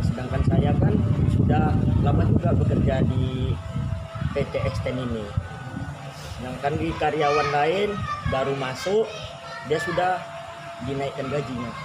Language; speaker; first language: Indonesian; native; Indonesian